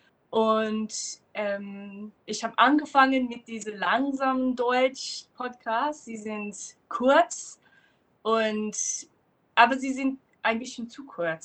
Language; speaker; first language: German; non-native, fluent; English